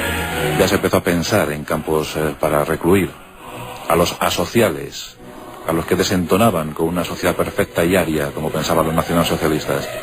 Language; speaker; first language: Spanish; native; Spanish